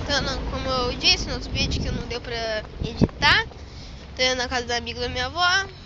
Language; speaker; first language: Portuguese; native; Portuguese